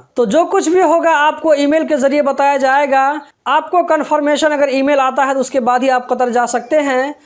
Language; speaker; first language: Hindi; native; Hindi